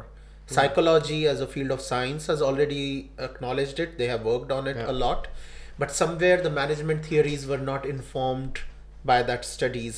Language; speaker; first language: English; non-native, local second language; Gujarati